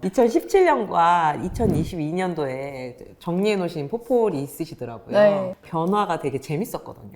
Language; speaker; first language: Korean; native; Korean